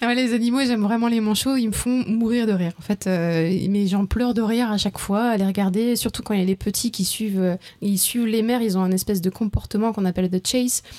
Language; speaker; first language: French; native; French